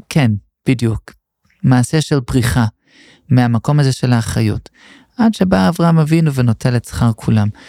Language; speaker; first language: Hebrew; non-native, fluent; English